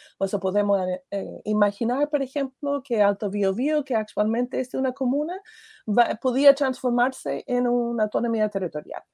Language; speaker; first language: Spanish; non-native, fluent; English